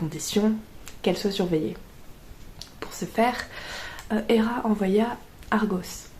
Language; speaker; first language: French; native; French